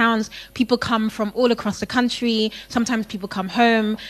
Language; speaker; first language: English; non-native, local second language; Akan